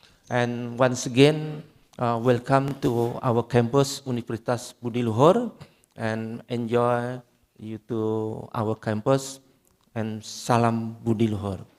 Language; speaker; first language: English; non-native, learner; Indonesian